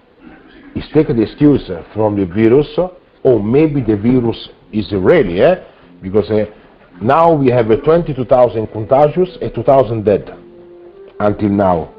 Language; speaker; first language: English; non-native, learner; Italian